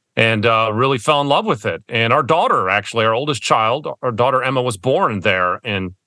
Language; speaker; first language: English; early bilingual, other home language; German